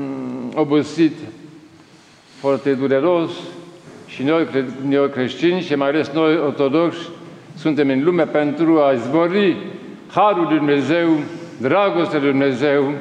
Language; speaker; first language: Romanian; non-native, learner; French